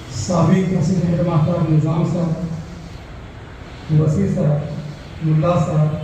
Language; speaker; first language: Urdu; native; Urdu